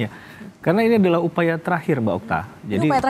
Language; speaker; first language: Indonesian; native; Indonesian